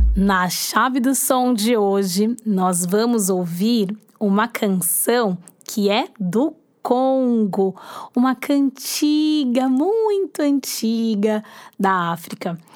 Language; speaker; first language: Portuguese; native; Portuguese